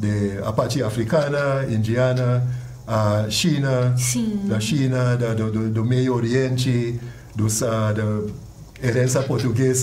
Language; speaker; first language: Portuguese; non-native, fluent; English